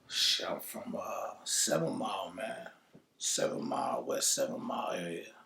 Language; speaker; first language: English; native; English